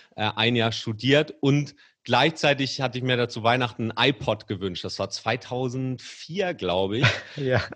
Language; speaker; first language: German; native; German